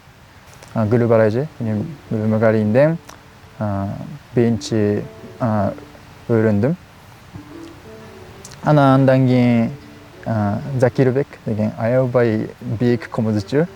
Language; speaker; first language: Kyrgyz; non-native, learner; Japanese